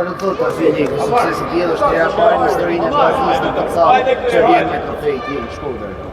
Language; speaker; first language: Albanian; native; Albanian